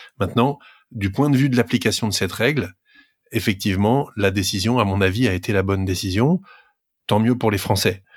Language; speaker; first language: French; native; French